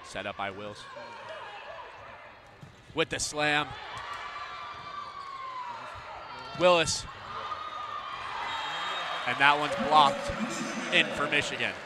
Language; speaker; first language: English; native; English